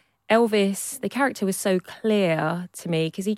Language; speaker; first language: English; native; English